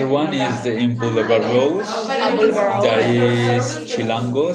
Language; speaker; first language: English; non-native, learner; Spanish